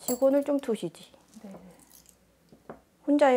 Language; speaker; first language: Korean; native; Korean